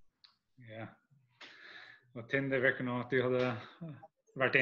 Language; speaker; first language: Norwegian; non-native, fluent; English